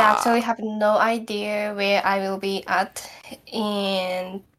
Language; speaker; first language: English; non-native, fluent; Japanese